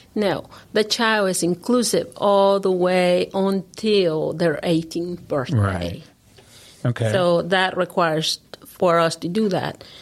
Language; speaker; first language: English; non-native, fluent; Spanish